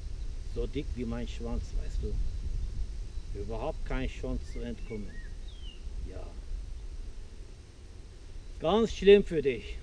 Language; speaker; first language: German; non-native, fluent; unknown